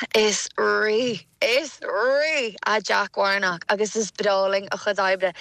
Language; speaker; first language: Irish; native; Irish